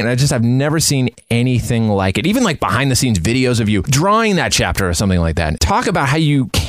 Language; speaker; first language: English; native; English